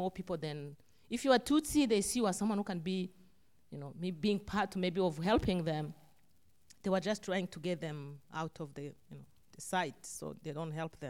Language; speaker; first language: English; non-native, local second language; Kinyarwanda